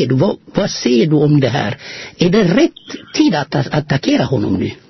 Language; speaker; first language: Swedish; non-native, fluent; Amharic